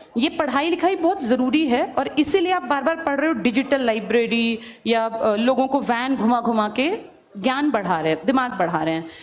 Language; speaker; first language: Hindi; native; Hindi